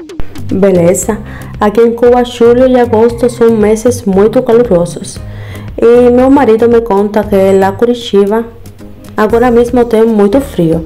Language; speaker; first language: Portuguese; non-native, learner; Spanish